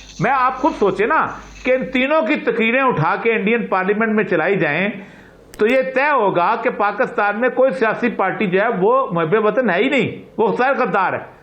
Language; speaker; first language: Urdu; non-native, local second language; Punjabi